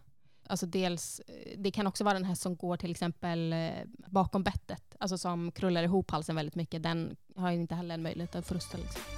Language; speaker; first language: Swedish; native; Swedish